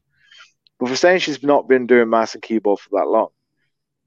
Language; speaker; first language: English; native; English